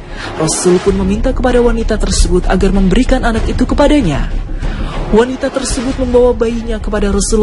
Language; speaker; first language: Indonesian; native; Indonesian